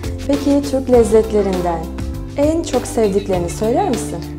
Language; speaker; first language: Turkish; native; Turkish